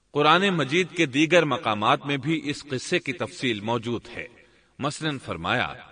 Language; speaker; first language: Urdu; native; Urdu